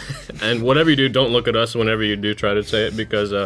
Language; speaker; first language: English; native; English